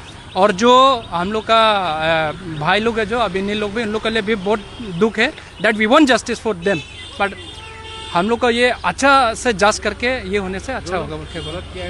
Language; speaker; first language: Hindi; non-native, local second language; Karbi